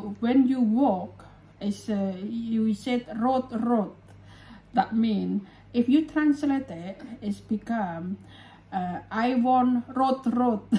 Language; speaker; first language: English; non-native, fluent; Indonesian